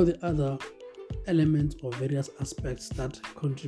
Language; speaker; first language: English; non-native, local second language; Northern Sotho